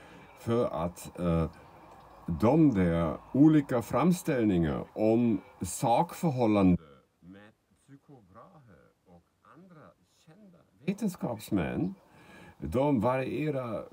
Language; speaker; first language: Swedish; non-native, fluent; German